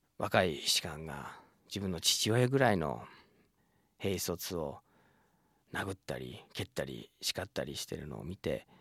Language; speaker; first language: Japanese; non-native, fluent; English